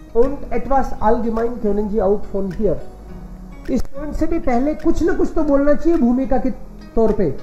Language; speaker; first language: German; non-native, fluent; Hindi